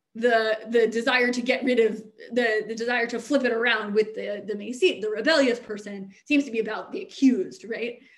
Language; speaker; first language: English; native; English